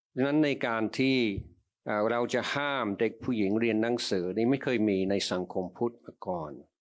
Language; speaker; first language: Thai; non-native, fluent; English